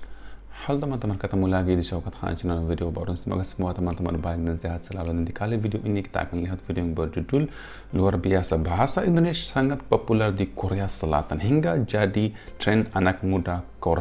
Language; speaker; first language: Indonesian; non-native, fluent; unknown